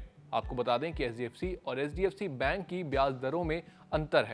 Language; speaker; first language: Hindi; native; Hindi